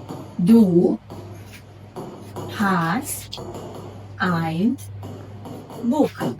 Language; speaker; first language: German; non-native, fluent; Hindi